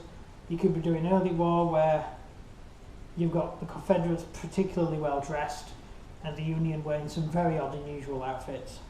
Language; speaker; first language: English; native; English